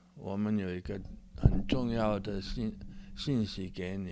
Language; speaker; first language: Chinese; non-native, fluent; English